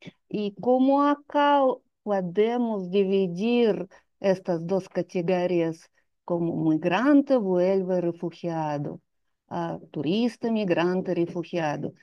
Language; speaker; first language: Spanish; non-native, fluent; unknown